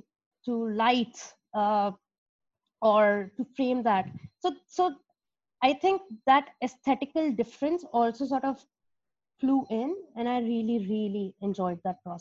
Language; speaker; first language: English; non-native, local second language; Hindi